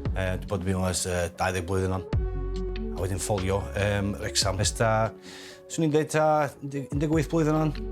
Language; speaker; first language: Welsh; non-native, local second language; English